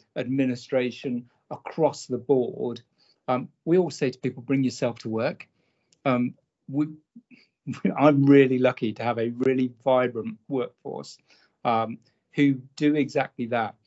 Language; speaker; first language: English; native; English